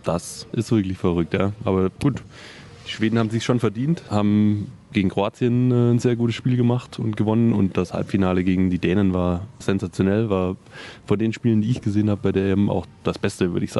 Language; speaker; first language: German; native; German